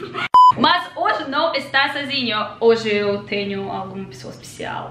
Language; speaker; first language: Portuguese; non-native, learner; Russian